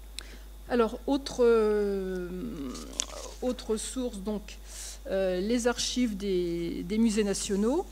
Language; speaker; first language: French; native; French